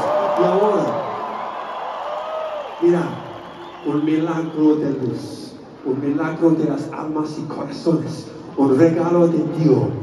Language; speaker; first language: Spanish; non-native, learner; English